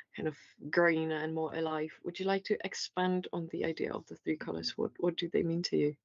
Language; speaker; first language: English; non-native, fluent; Czech